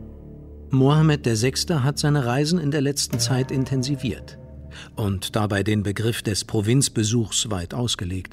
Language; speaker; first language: German; native; German